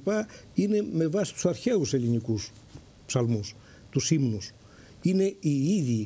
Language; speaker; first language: Greek; native; Greek